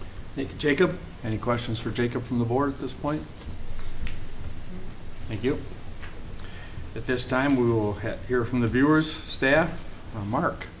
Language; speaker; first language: English; native; English